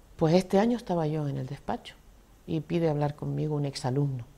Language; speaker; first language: Spanish; native; Spanish